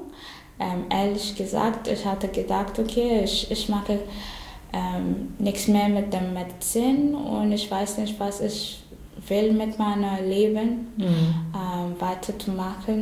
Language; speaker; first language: German; non-native, learner; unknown